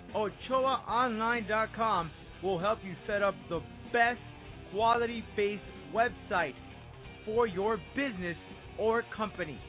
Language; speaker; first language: English; early bilingual, other home language; Spanish